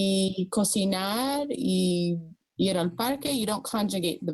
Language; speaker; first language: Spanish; non-native, fluent; English